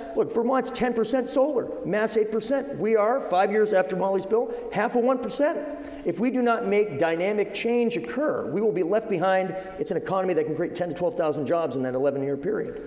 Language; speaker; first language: English; native; English